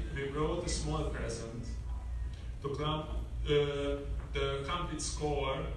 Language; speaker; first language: English; non-native, learner; Hungarian